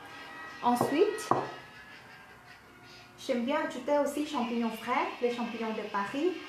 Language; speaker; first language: French; non-native, learner; Thai